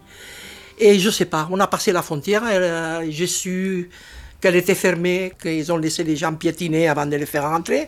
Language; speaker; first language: French; non-native, fluent; Spanish